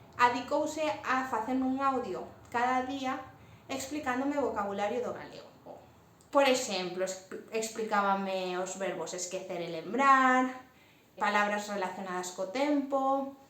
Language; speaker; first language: Galician; non-native, local second language; Spanish